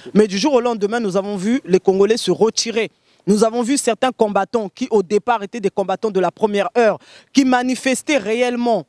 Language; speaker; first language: French; non-native, local second language; Lingala